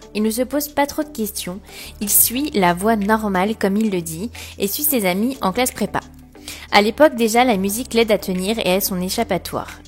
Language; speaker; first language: French; native; French